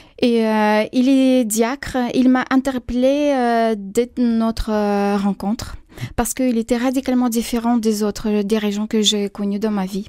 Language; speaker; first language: French; non-native, fluent; Russian